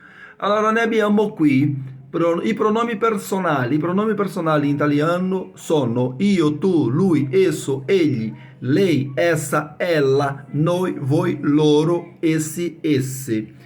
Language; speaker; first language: Italian; non-native, fluent; Portuguese